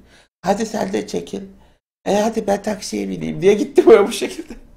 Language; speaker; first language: Turkish; native; Turkish